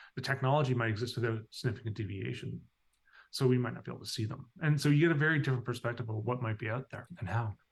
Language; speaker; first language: English; native; English